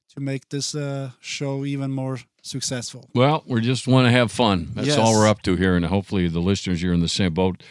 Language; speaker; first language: English; non-native, fluent; Italian